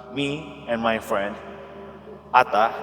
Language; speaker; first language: English; non-native, learner; Indonesian